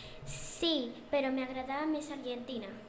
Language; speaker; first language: Catalan; non-native, learner; Spanish